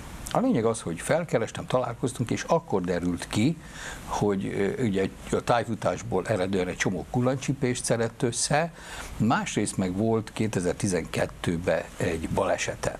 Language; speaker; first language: Hungarian; native; Hungarian